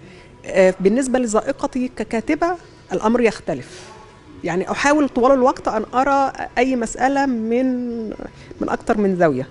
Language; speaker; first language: Arabic; native; Arabic